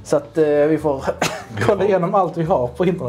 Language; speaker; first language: Swedish; native; Swedish